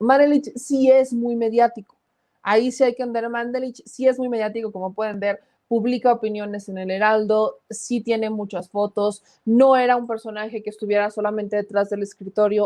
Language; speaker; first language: Spanish; native; Spanish